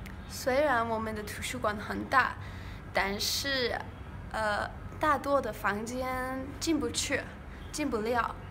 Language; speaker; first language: Chinese; non-native, learner; English